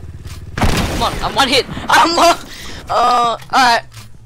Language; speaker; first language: English; native; English